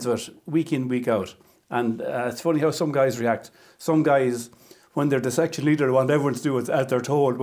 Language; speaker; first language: English; native; English